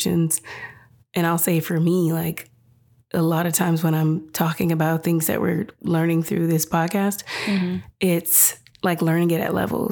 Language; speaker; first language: English; native; English